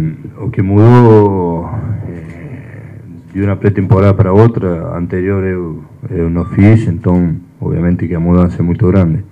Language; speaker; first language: Portuguese; non-native, fluent; Spanish